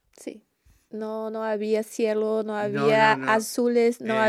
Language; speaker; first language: Spanish; non-native, learner; Portuguese